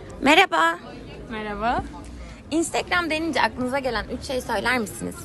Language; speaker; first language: Turkish; native; Turkish